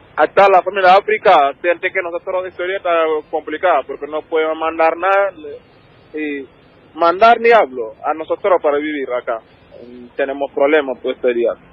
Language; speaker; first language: Spanish; non-native, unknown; Wolof